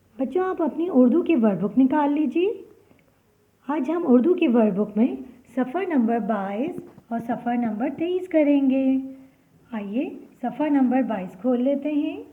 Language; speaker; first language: Hindi; native; Hindi